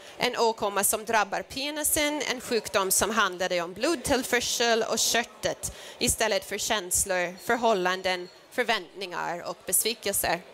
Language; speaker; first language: Swedish; non-native, fluent; English